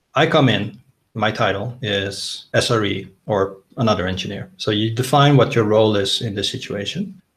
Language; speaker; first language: English; non-native, fluent; Dutch